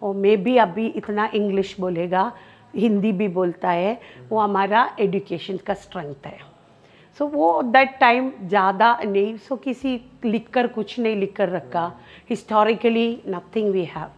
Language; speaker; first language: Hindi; non-native, local second language; Malayalam